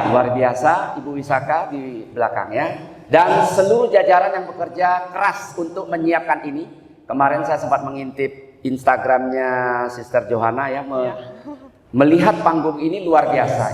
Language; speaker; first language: Indonesian; native; Indonesian